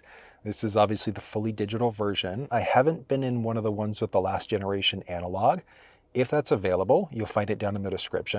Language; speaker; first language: English; native; English